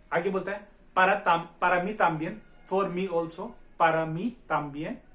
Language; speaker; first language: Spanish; non-native, fluent; Hindi